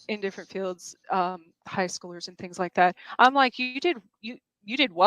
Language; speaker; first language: English; native; English